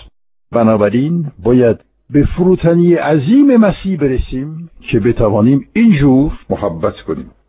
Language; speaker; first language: Persian; non-native, fluent; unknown